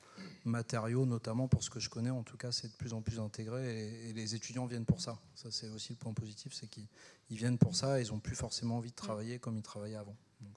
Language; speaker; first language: French; native; French